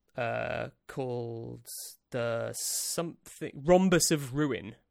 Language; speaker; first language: English; native; English